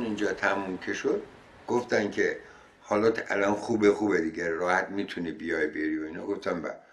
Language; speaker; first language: Persian; non-native, local second language; Azerbaijani